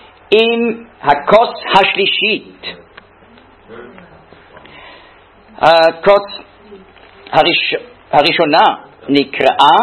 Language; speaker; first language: Hebrew; non-native, fluent; German